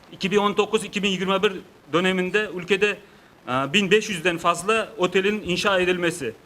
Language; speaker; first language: Turkish; non-native, learner; Uzbek